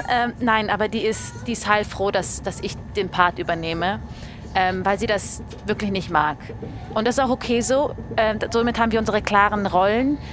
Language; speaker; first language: German; early bilingual, other home language; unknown